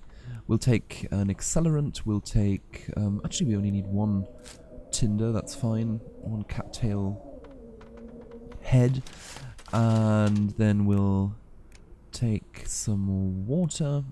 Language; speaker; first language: English; native; English